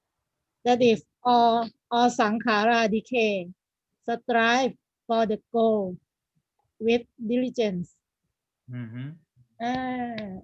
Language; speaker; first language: English; non-native, learner; Thai